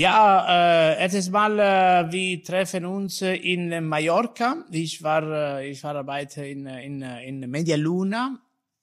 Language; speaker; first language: German; non-native, learner; Italian